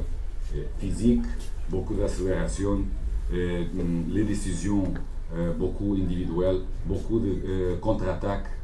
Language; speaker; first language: French; non-native, learner; Portuguese